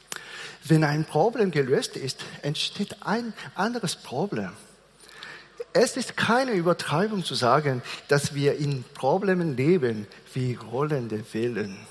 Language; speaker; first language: German; non-native, fluent; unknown